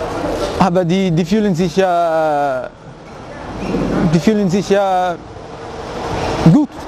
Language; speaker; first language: German; non-native, fluent; Italian